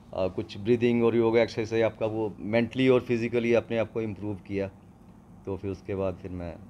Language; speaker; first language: Hindi; non-native, local second language; Punjabi